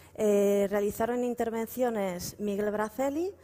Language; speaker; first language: Spanish; native; Spanish